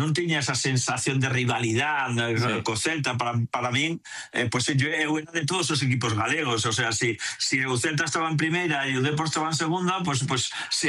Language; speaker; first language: Galician; non-native, local second language; Spanish